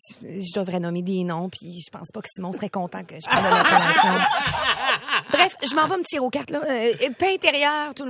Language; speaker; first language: French; native; French